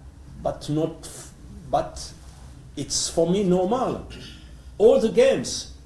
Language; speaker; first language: English; non-native, learner; French